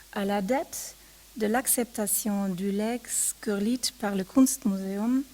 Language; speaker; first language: French; non-native, fluent; German